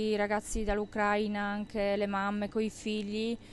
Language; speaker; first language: Italian; non-native, learner; Polish